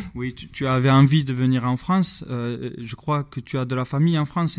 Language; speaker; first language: French; native; French